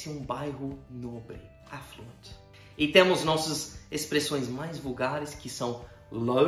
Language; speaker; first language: Portuguese; non-native, fluent; English